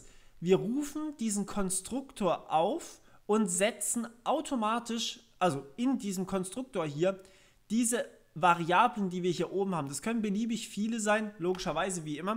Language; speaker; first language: German; native; German